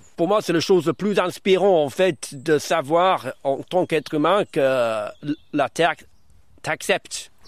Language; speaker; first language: French; early bilingual, other home language; English